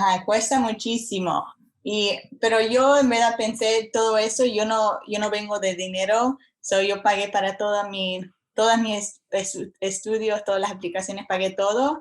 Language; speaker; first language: Spanish; early bilingual, heritage; Spanish